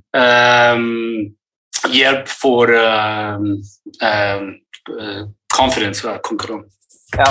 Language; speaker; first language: Norwegian; early bilingual, heritage; English